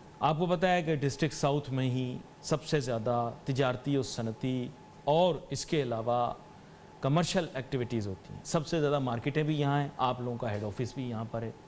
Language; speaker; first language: Urdu; non-native, local second language; Punjabi